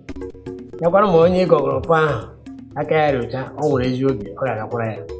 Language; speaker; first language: Igbo; native; Igbo